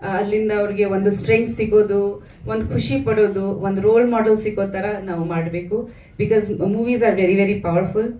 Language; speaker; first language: Kannada; non-native, fluent; Bangla